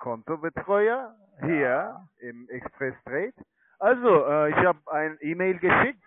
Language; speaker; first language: German; non-native, learner; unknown